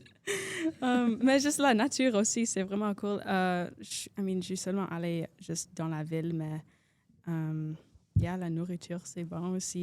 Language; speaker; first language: French; non-native, local second language; English